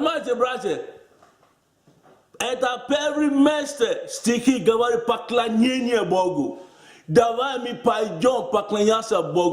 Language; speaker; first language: Russian; non-native, learner; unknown